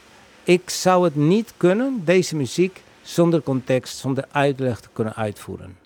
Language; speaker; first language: Dutch; non-native, fluent; Spanish